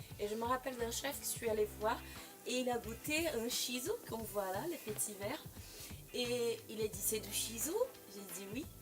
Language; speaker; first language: French; non-native, fluent; Portuguese